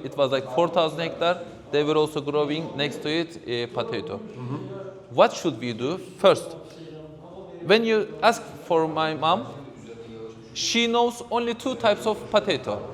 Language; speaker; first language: English; non-native, fluent; Turkish